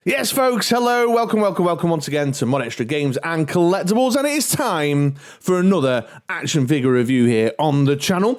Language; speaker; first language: English; native; English